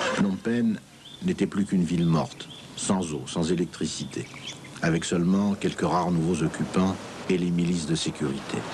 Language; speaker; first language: French; native; French